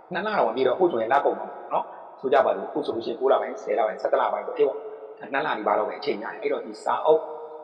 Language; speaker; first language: Burmese; native; Burmese